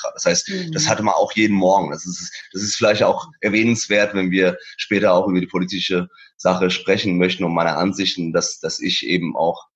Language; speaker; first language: German; early bilingual, other home language; Persian